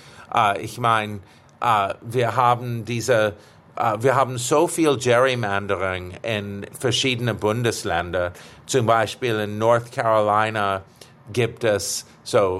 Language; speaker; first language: German; non-native, fluent; English